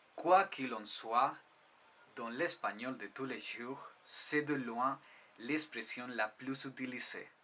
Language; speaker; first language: French; non-native, fluent; Spanish